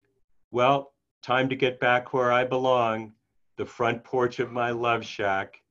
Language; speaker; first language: English; native; English